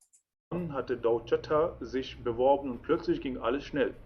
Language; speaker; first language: German; native; German